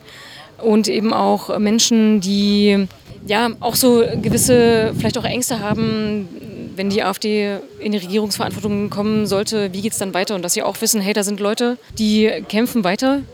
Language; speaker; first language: German; native; German